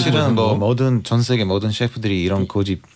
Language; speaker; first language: Korean; non-native, fluent; Bulgarian